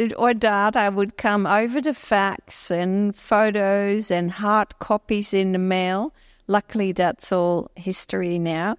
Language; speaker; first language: English; non-native, fluent; Dutch